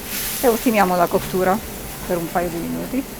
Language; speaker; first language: Italian; native; Italian